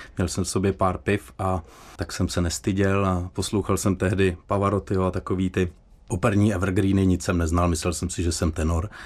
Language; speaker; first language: Czech; native; Czech